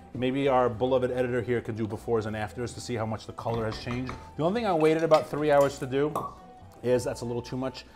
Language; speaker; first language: English; native; English